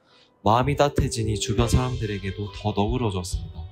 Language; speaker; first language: Korean; native; Korean